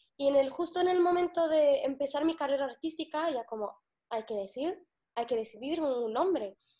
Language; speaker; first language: Spanish; non-native, fluent; Arabic